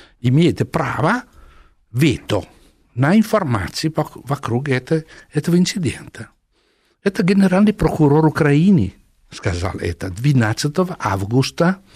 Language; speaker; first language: Russian; non-native, fluent; Italian